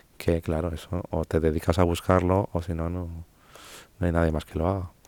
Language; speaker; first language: Spanish; non-native, local second language; Catalan